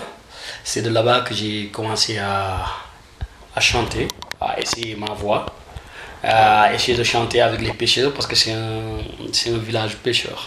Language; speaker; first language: French; non-native, local second language; Wolof